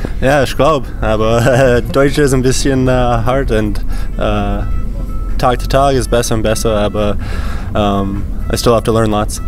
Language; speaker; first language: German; non-native, learner; English